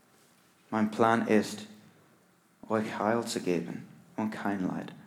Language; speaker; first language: German; non-native, learner; English